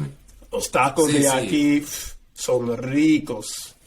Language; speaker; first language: Spanish; non-native, fluent; English